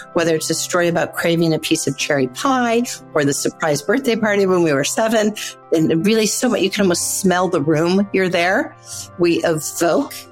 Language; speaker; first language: English; native; English